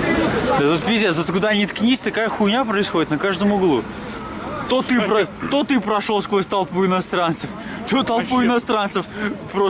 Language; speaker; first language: Russian; native; Russian